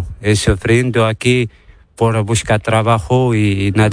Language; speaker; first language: Spanish; non-native, learner; Arabic